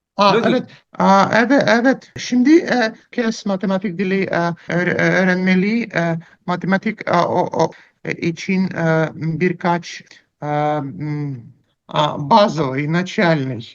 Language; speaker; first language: Turkish; non-native, learner; Russian